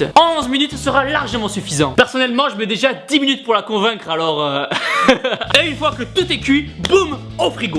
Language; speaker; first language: French; native; French